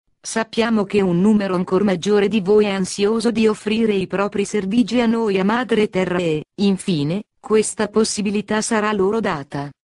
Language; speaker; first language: Italian; native; Italian